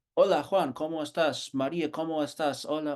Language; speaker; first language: Spanish; non-native, fluent; English